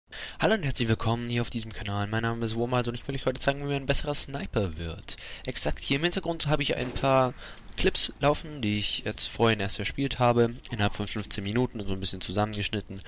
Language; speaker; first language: German; native; German